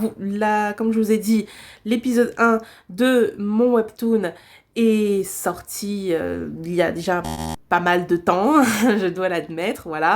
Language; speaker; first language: French; native; French